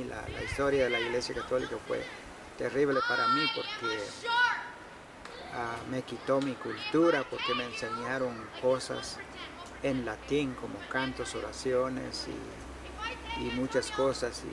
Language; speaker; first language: Spanish; non-native, local second language; Kʼicheʼ